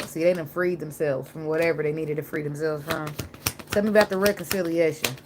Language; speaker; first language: English; native; English